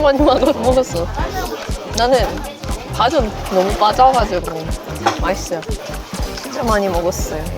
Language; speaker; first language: Korean; non-native, fluent; Swedish